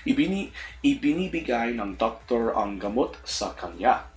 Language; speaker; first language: Filipino; non-native, learner; English